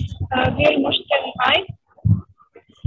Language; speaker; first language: German; non-native, learner; Arabic